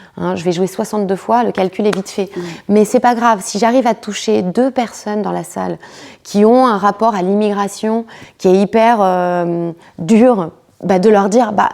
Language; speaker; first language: French; early bilingual, other home language; Spanish